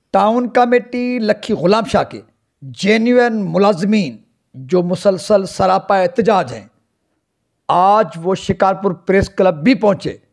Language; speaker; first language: Urdu; non-native, local second language; Sindhi